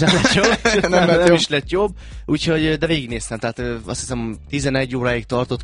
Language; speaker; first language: Hungarian; native; Hungarian